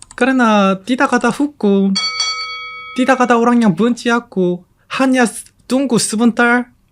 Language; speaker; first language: Indonesian; non-native, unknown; Korean